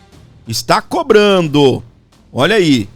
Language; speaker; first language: Portuguese; native; Portuguese